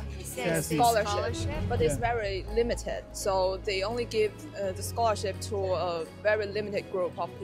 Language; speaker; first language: English; non-native, fluent; Chinese